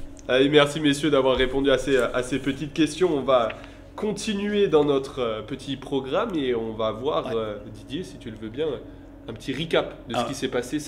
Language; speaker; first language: French; native; French